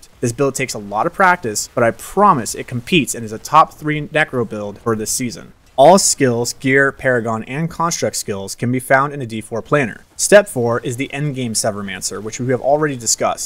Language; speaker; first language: English; native; English